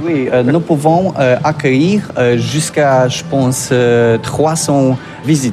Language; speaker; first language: French; non-native, learner; Polish